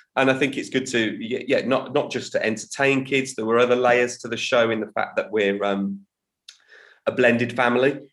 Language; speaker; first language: English; native; English